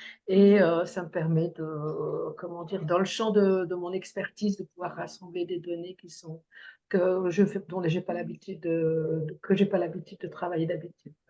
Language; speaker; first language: French; native; French